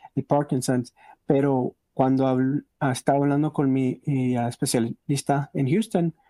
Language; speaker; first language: Spanish; early bilingual, heritage; Spanish